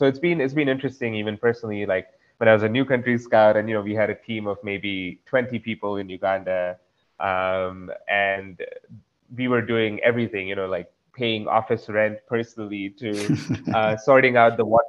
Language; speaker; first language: English; non-native, local second language; Marathi